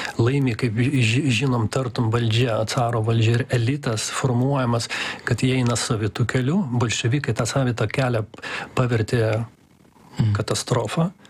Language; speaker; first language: Lithuanian; non-native, local second language; Russian